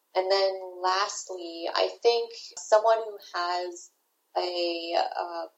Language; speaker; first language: English; native; English